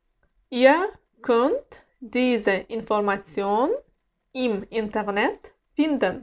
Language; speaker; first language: German; non-native, fluent; Uzbek